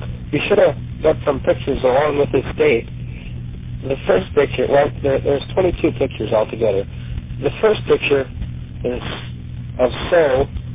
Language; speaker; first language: English; native; English